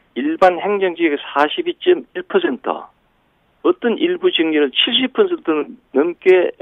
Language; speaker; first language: Korean; native; Korean